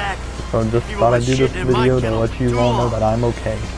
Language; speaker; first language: English; native; English